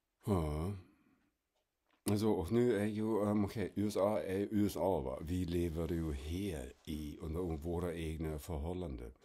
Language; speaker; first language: Swedish; non-native, fluent; German